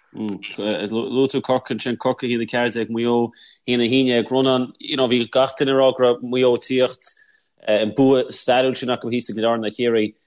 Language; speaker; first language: Irish; native; Irish